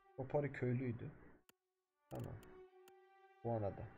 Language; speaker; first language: Turkish; native; Turkish